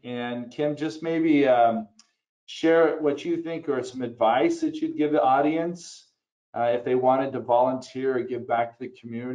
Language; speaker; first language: English; native; English